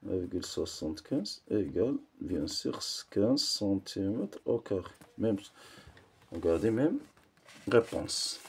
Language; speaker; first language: French; non-native, local second language; Arabic